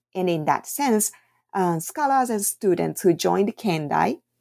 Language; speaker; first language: English; non-native, fluent; Japanese